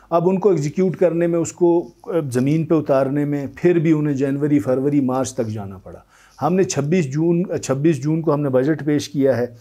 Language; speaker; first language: Urdu; native; Urdu